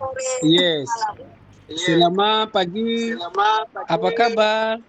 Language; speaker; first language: Indonesian; non-native, learner; Nyanja